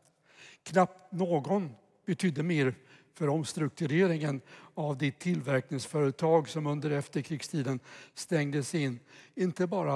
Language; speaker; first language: Swedish; native; Swedish